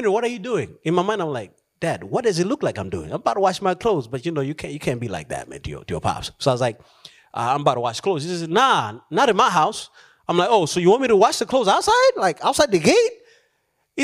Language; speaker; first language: English; non-native, local second language; Nyanja